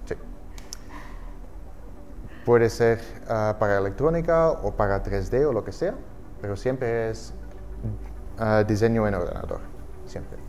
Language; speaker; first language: Spanish; non-native, fluent; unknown